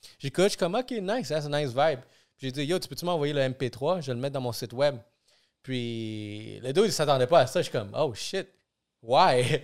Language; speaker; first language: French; early bilingual, other home language; Spanish